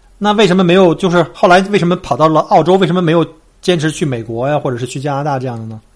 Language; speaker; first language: Chinese; native; Chinese